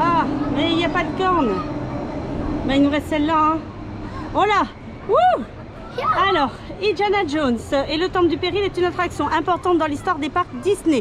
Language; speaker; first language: French; native; French